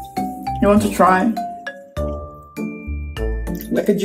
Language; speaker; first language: English; non-native, learner; Indonesian